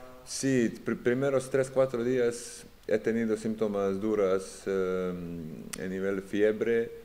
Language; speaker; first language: Spanish; non-native, fluent; Serbian